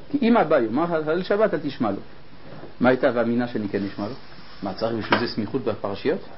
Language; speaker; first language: Hebrew; native; Hebrew